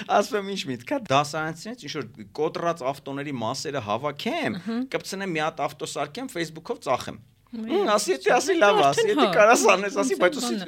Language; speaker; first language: Armenian; native; Armenian